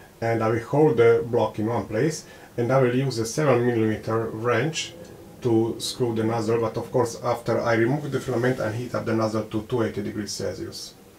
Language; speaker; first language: English; non-native, fluent; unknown